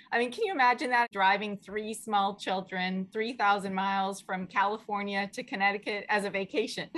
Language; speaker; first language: English; native; English